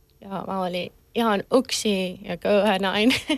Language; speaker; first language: Finnish; non-native, learner; Persian